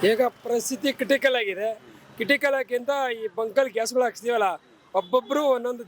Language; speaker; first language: Kannada; native; Kannada